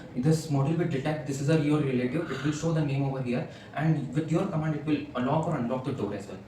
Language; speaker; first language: English; non-native, local second language; Hindi